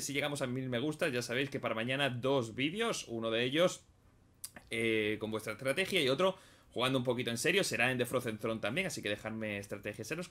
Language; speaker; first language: Spanish; native; Spanish